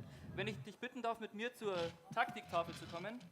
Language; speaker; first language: German; native; German